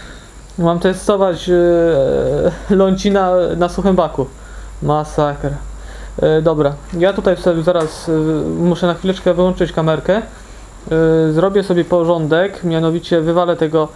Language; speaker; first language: Polish; native; Polish